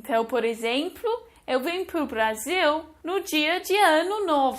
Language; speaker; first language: Portuguese; non-native, fluent; English